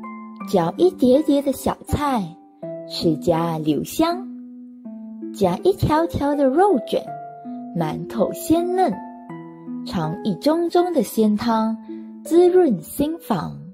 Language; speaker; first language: Chinese; native; Chinese